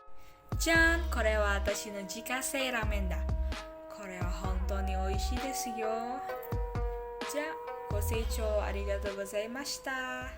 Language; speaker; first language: Japanese; non-native, learner; Indonesian